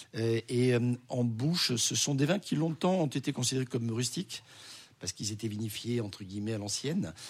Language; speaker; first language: French; native; French